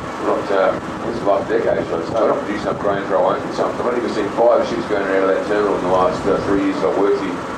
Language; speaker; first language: English; native; English